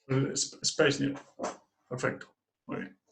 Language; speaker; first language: Spanish; non-native, fluent; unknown